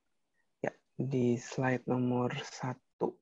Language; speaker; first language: Indonesian; native; Indonesian